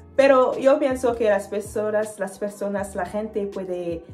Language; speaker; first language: Spanish; non-native, learner; Lingala